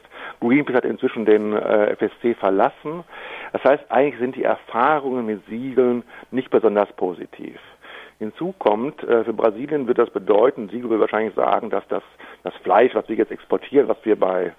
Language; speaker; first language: German; native; German